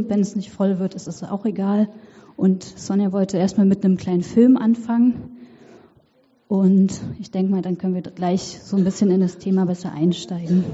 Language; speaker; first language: German; native; German